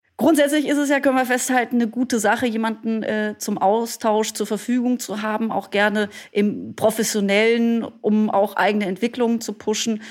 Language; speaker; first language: German; native; German